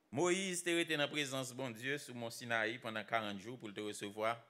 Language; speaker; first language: French; non-native, local second language; Haitian Creole